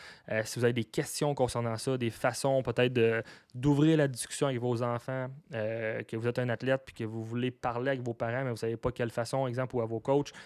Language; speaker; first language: French; native; French